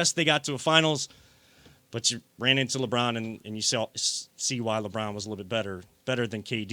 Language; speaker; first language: English; native; English